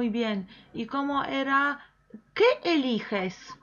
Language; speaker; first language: Spanish; non-native, fluent; Polish